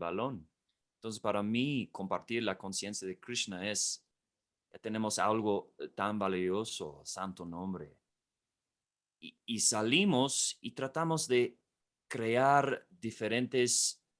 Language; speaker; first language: Spanish; non-native, fluent; English